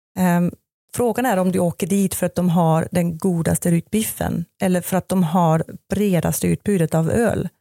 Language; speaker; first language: Swedish; non-native, fluent; German